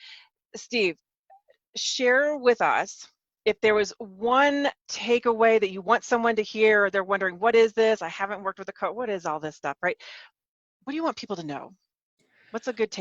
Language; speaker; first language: English; native; English